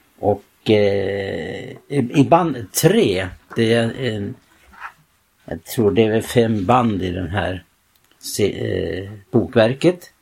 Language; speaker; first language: Swedish; native; Swedish